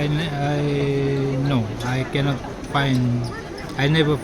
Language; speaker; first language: English; non-native, learner; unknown